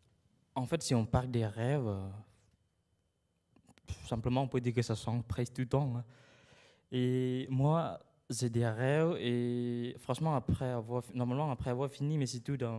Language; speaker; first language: French; non-native, fluent; Khmer